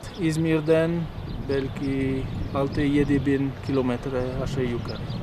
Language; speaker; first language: Turkish; non-native, learner; French